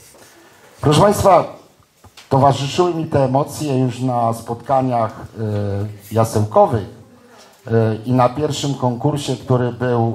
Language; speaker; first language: Polish; native; Polish